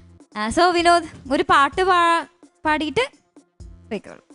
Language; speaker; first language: Malayalam; native; Malayalam